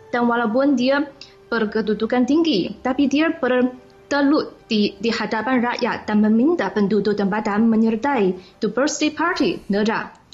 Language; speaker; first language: Malay; non-native, fluent; Chinese